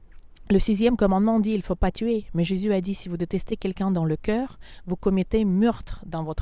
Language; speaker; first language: French; non-native, fluent; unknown